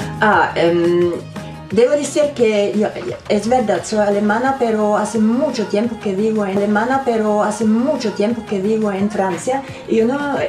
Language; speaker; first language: Spanish; non-native, learner; German